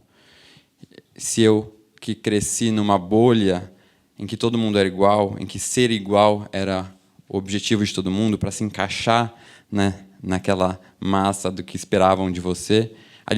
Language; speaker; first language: Portuguese; native; Portuguese